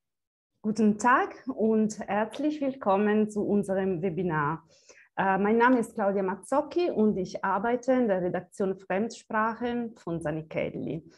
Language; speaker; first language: German; non-native, fluent; Italian